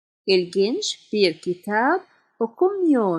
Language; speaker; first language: Turkish; non-native, fluent; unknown